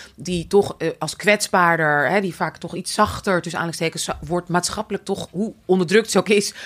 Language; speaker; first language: Dutch; native; Dutch